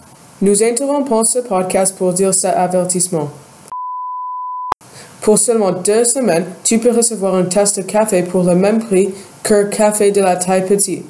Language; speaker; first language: French; non-native, learner; English